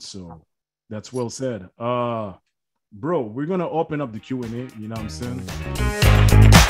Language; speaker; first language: English; native; English